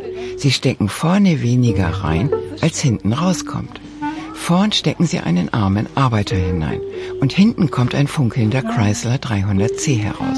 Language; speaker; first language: German; native; German